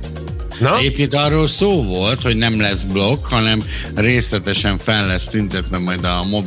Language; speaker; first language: Hungarian; native; Hungarian